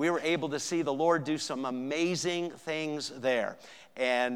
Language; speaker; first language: English; native; English